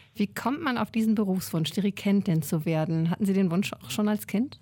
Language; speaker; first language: German; native; German